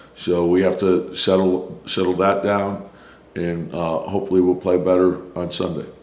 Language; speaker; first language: English; native; English